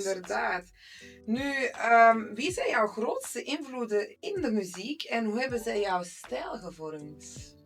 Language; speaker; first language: Dutch; native; Dutch